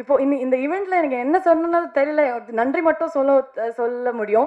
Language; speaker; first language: Tamil; non-native, learner; Kannada